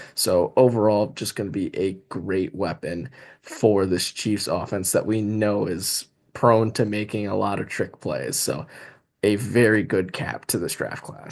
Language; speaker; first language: English; native; English